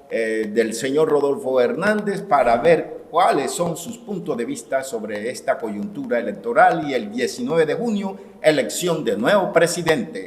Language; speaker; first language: Spanish; native; Spanish